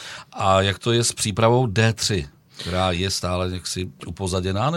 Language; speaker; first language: Czech; native; Czech